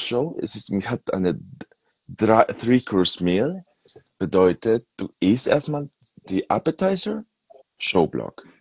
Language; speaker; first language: German; non-native, fluent; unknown